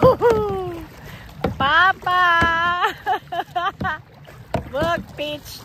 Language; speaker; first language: English; non-native, learner; Thai